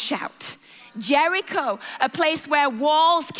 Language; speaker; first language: English; native; English